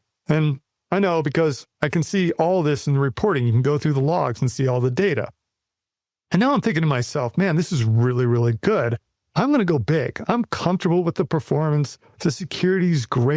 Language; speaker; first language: English; native; English